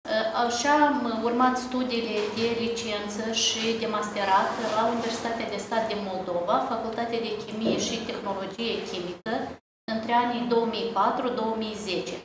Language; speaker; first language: Romanian; native; Romanian